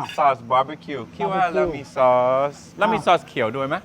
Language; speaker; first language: Thai; non-native, fluent; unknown